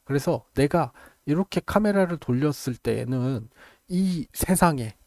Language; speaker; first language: Korean; native; Korean